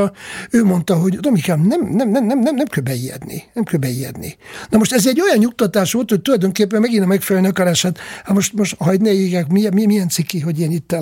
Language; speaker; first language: Hungarian; native; Hungarian